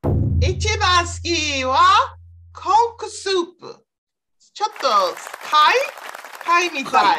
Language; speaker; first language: Japanese; non-native, learner; English